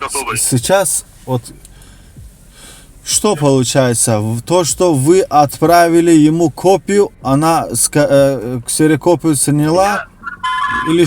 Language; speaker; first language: Russian; non-native, local second language; Tajik